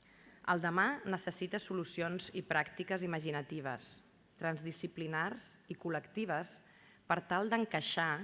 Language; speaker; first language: Catalan; native; Catalan